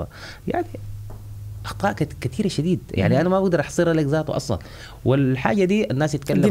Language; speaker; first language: Arabic; native; Arabic